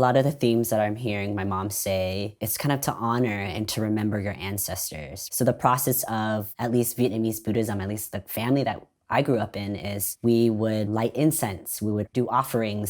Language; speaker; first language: English; early bilingual, other home language; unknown